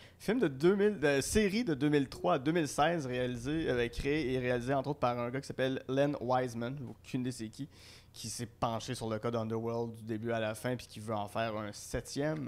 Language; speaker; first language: French; native; French